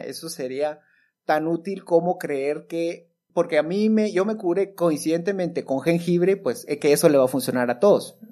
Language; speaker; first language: Spanish; native; Spanish